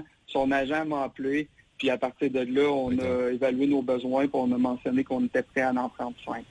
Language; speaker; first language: French; native; French